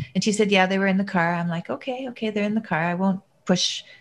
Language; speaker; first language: English; native; English